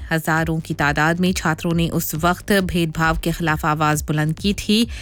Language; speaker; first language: Hindi; non-native, local second language; Morisyen